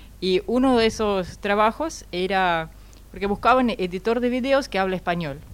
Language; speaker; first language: Spanish; non-native, fluent; Russian